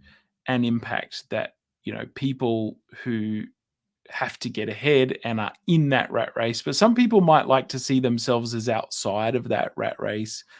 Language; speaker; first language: English; native; English